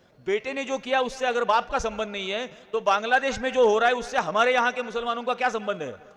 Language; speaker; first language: Hindi; non-native, local second language; Marathi